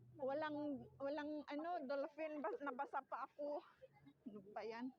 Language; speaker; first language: Filipino; native; Filipino